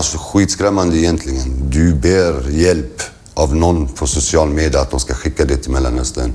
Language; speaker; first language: Swedish; early bilingual, other home language; Kurdish